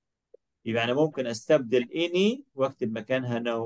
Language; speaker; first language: Arabic; native; Arabic